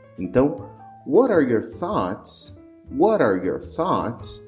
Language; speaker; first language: English; non-native, fluent; Portuguese